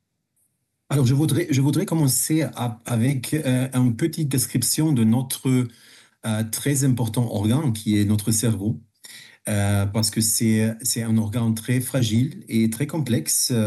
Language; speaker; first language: French; non-native, fluent; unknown